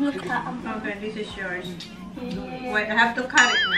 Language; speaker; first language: English; non-native, local second language; Bikol